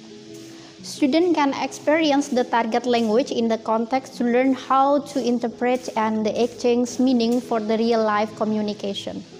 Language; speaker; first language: English; non-native, fluent; Indonesian